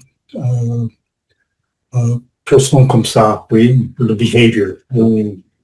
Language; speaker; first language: French; non-native, learner; English